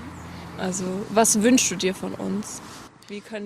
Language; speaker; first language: German; native; German